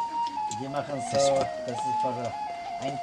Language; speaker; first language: German; non-native, learner; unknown